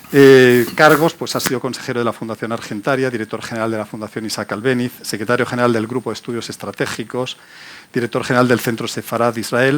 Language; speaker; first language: Spanish; native; Spanish